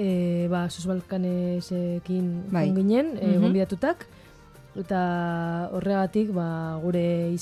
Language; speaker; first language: Basque; non-native, local second language; Spanish